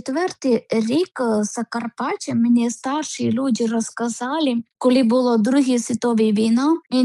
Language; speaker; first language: Ukrainian; non-native, learner; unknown